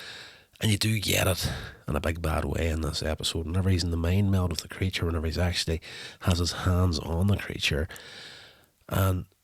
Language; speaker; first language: English; native; English